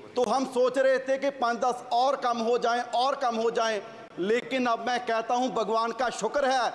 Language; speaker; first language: Hindi; native; Hindi